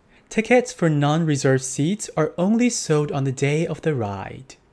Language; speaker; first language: English; non-native, fluent; Chinese